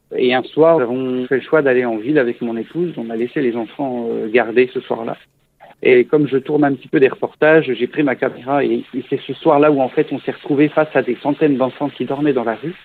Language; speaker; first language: French; native; French